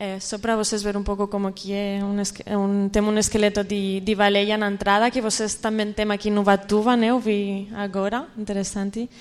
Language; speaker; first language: Portuguese; non-native, fluent; Catalan